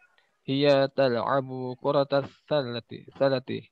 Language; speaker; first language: Arabic; non-native, learner; Indonesian